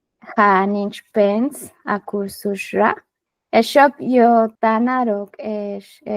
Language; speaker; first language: Hungarian; non-native, learner; Spanish